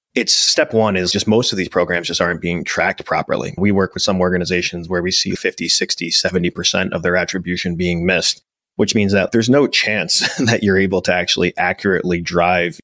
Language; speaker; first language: English; native; English